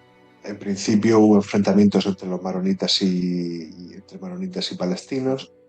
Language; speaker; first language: Spanish; native; Spanish